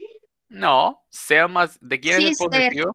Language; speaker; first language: Spanish; native; Spanish